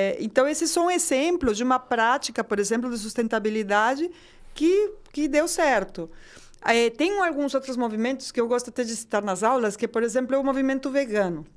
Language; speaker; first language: Portuguese; non-native, fluent; Spanish